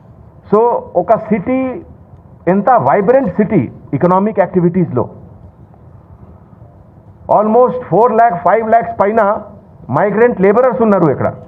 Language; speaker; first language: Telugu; non-native, local second language; Hindi